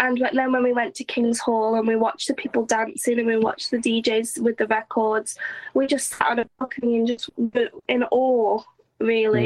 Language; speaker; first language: English; native; English